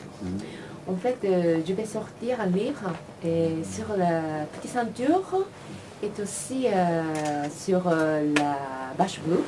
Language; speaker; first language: French; non-native, learner; Japanese